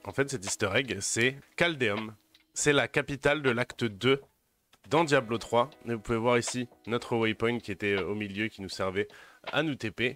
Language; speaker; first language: French; native; French